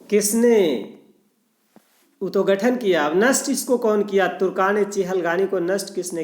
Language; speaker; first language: Hindi; non-native, local second language; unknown